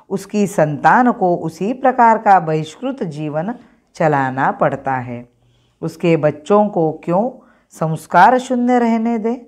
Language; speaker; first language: Hindi; non-native, local second language; Marathi